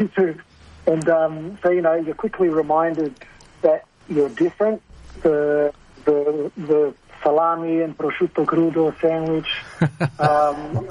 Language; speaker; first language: English; non-native, local second language; Italian